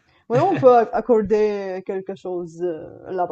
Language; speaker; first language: French; non-native, fluent; Bulgarian